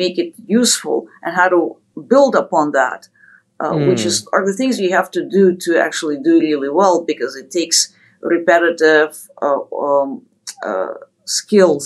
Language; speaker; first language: English; non-native, fluent; Ukrainian